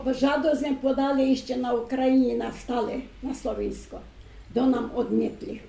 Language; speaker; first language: Slovak; non-native, learner; Ukrainian